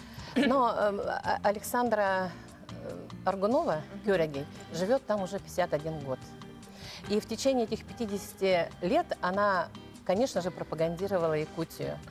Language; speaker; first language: Russian; native; Russian